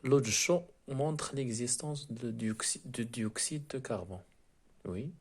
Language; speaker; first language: French; non-native, local second language; Arabic